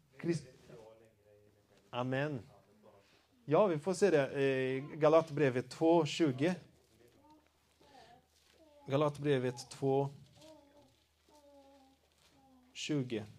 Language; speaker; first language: Swedish; non-native, fluent; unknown